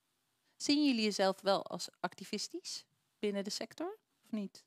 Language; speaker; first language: Dutch; native; Dutch